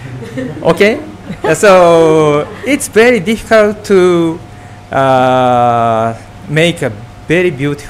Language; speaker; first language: English; non-native, fluent; Japanese